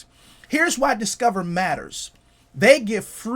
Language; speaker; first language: English; native; English